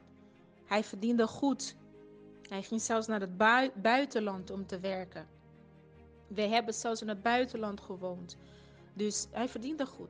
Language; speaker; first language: Dutch; early bilingual, other home language; Portuguese